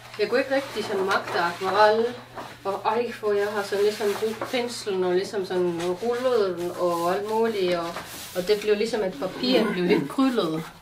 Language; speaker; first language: Danish; non-native, fluent; Estonian